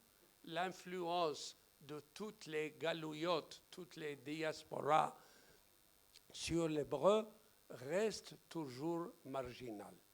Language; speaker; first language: French; non-native, fluent; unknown